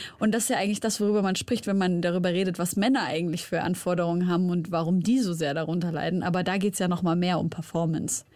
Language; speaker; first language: German; early bilingual, other home language; Arabic